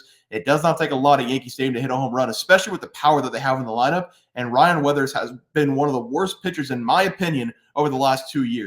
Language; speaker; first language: English; native; English